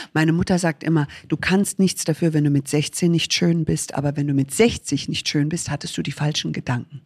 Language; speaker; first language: German; native; German